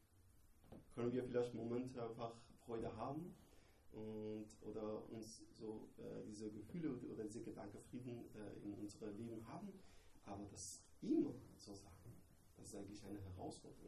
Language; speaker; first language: German; non-native, learner; Persian